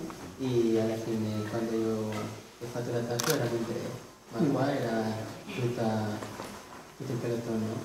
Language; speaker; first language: Italian; non-native, learner; Spanish